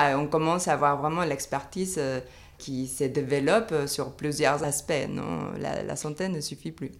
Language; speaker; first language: French; non-native, fluent; Spanish